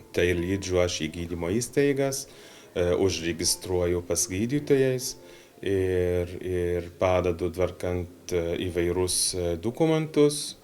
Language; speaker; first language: Lithuanian; non-native, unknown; Arabic